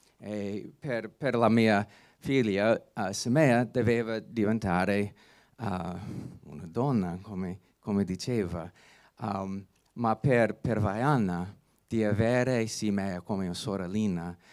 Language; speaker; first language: Italian; non-native, learner; English